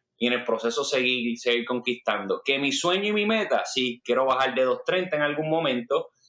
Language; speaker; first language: Spanish; native; Spanish